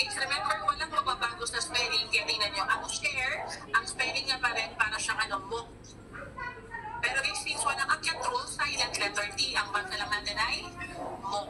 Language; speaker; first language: Filipino; native; Filipino